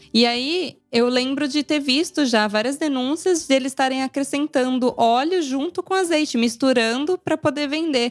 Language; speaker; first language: Portuguese; native; Portuguese